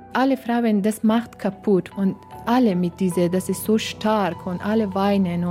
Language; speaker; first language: German; non-native, learner; Persian